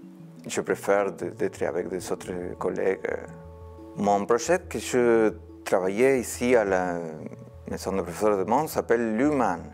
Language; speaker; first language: French; non-native, fluent; Spanish